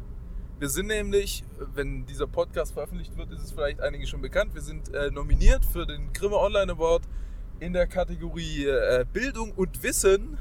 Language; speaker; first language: German; native; German